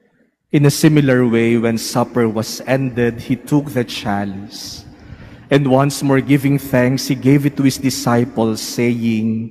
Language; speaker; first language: English; non-native, local second language; Filipino